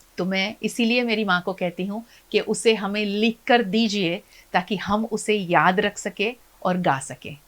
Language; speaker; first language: Hindi; non-native, local second language; Gujarati